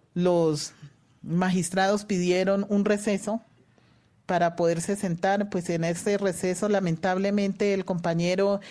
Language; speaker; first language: Spanish; native; Spanish